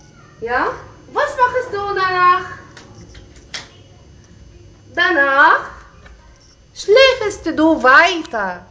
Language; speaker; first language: German; non-native, fluent; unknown